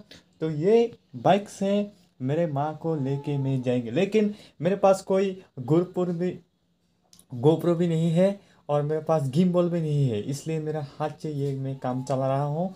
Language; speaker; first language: Hindi; non-native, local second language; Kok Borok